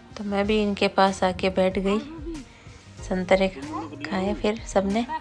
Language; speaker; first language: Hindi; non-native, local second language; Marwari